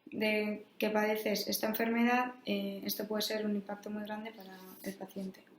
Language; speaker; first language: Spanish; native; Spanish